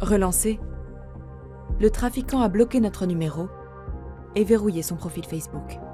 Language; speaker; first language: French; native; French